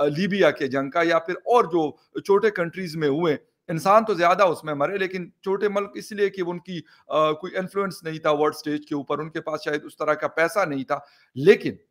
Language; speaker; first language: Urdu; non-native, local second language; Pashto